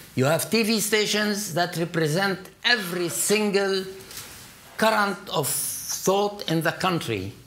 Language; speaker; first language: English; non-native, fluent; Arabic